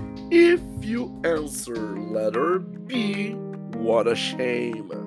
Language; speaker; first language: English; non-native, fluent; Portuguese